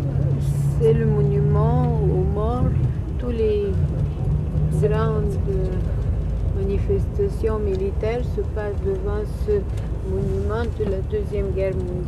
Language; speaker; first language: French; non-native, fluent; Russian